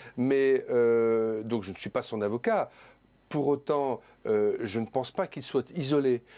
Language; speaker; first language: French; native; French